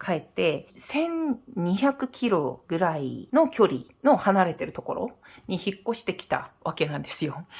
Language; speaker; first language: Japanese; non-native, fluent; Korean